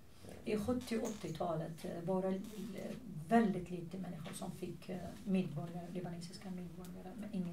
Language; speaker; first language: Swedish; non-native, fluent; Arabic